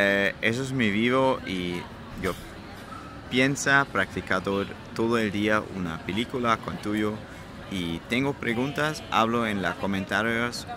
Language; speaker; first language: Spanish; non-native, learner; German